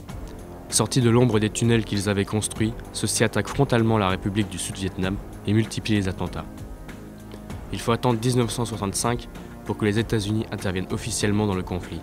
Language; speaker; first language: French; native; French